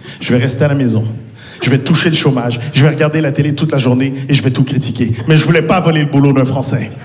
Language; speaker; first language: French; native; French